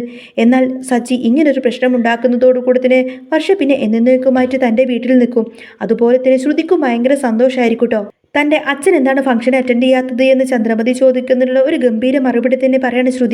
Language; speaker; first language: Malayalam; native; Malayalam